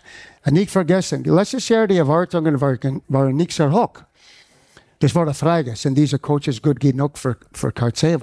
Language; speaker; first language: German; non-native, fluent; English